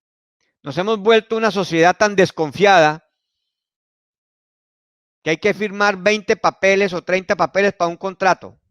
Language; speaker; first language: Spanish; native; Spanish